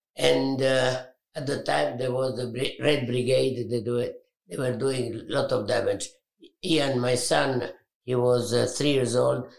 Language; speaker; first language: English; non-native, fluent; Arabic